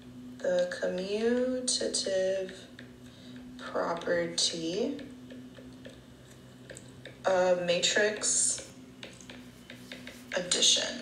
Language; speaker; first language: English; native; English